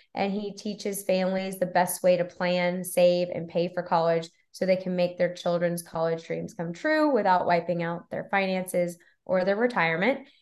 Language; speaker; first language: English; native; English